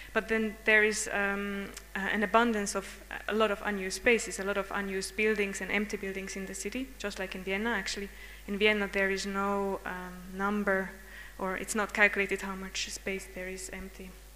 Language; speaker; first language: English; non-native, fluent; Hungarian